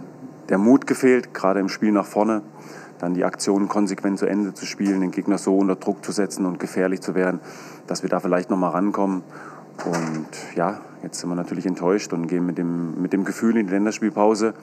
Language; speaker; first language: German; native; German